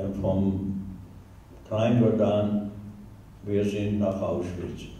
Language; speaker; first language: German; non-native, learner; Hungarian